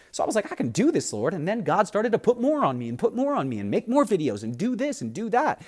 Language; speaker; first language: English; native; English